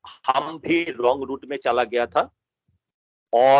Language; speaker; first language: Hindi; non-native, local second language; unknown